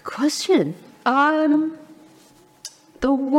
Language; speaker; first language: English; early bilingual, other home language; Chinese